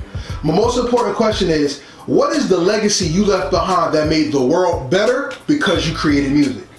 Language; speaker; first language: English; native; English